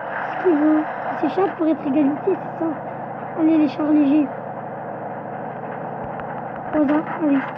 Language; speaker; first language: French; native; French